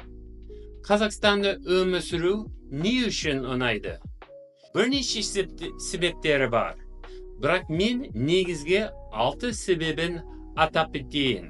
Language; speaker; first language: Kazakh; non-native, fluent; English